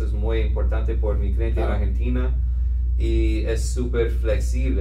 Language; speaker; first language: Spanish; non-native, fluent; English